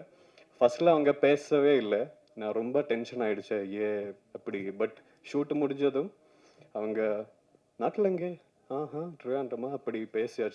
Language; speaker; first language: Tamil; non-native, learner; Malayalam